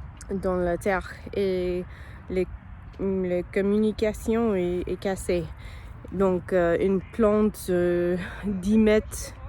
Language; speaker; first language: French; non-native, learner; English